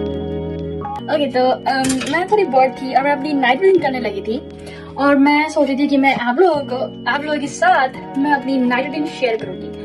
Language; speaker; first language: Hindi; early bilingual, heritage; Hindi